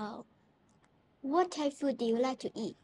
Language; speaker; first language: English; non-native, learner; Thai